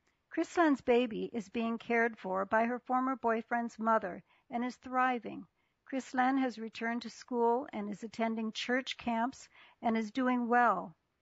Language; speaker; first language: English; native; English